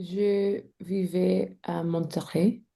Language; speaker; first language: French; non-native, learner; English